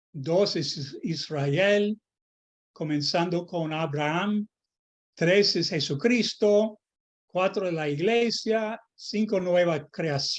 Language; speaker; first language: Spanish; non-native, fluent; English